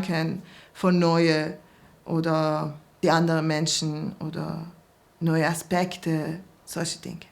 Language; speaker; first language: German; non-native, learner; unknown